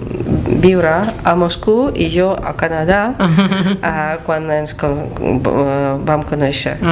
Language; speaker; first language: Catalan; non-native, learner; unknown